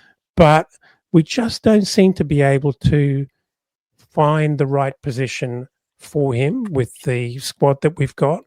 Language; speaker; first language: English; native; English